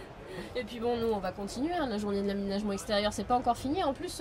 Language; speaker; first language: French; native; French